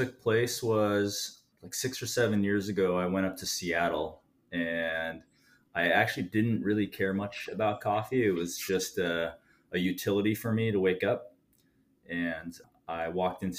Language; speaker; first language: English; native; English